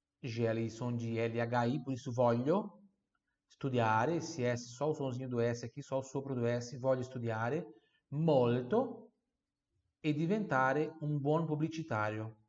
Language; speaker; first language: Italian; non-native, fluent; Portuguese